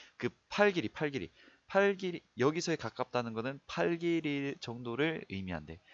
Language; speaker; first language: Korean; native; Korean